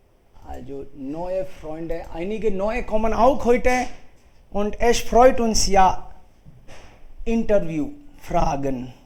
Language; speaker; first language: German; non-native, fluent; Hindi